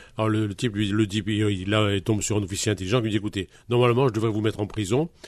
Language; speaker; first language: French; native; French